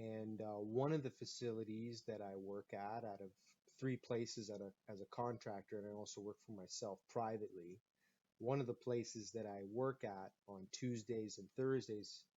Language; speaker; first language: English; native; English